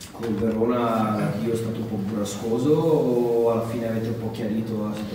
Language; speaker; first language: Italian; native; Italian